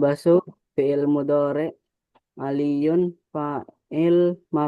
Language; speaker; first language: Arabic; non-native, learner; Indonesian